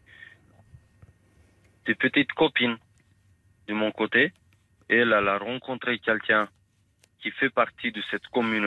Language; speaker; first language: French; non-native, fluent; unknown